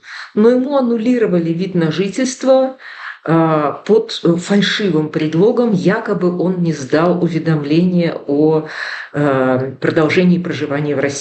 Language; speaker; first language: Russian; native; Russian